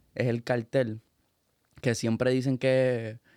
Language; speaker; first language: Spanish; native; Spanish